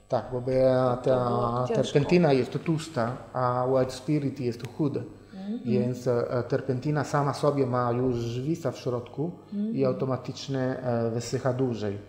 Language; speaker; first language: Polish; non-native, fluent; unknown